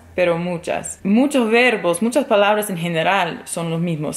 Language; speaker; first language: Spanish; non-native, fluent; English